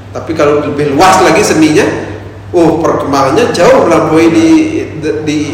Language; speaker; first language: Indonesian; non-native, local second language; Balinese